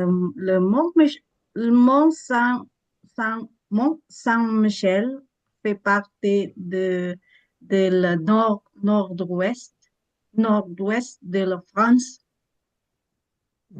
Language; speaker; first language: French; non-native, learner; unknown